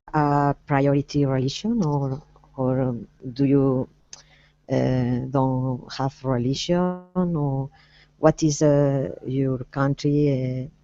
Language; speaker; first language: English; non-native, learner; Spanish